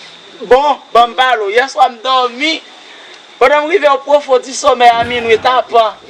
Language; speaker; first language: Haitian Creole; native; Haitian Creole